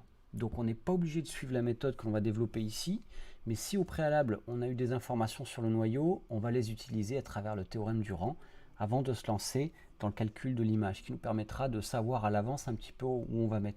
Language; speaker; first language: French; native; French